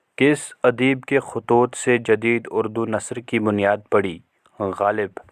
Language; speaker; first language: Urdu; non-native, local second language; Kashmiri